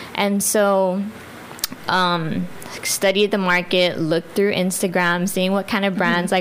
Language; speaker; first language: English; early bilingual, other home language; Filipino